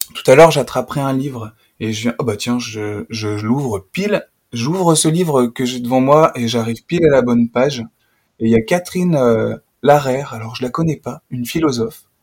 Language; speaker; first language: French; native; French